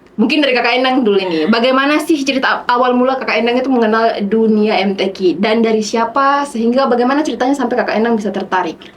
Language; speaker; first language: Indonesian; native; Indonesian